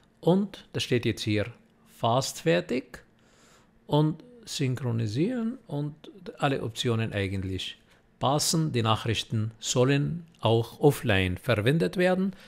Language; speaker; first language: German; non-native, fluent; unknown